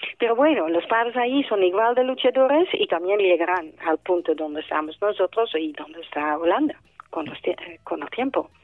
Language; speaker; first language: Spanish; non-native, fluent; Dutch